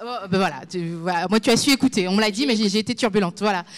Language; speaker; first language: French; native; French